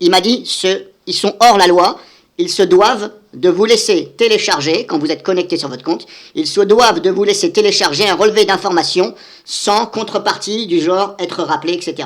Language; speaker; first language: French; native; French